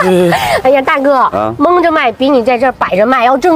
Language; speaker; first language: Chinese; native; Chinese